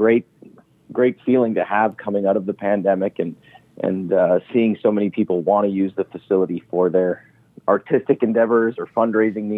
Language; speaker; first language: English; native; English